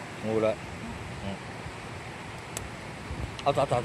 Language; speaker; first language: Japanese; native; Japanese